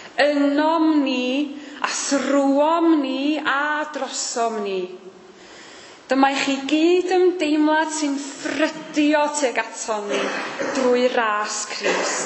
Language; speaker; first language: Welsh; native; Welsh